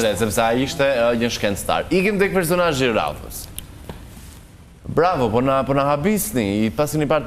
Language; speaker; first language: Albanian; native; Albanian